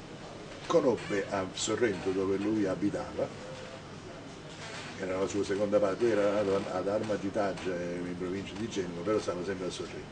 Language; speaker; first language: Italian; native; Italian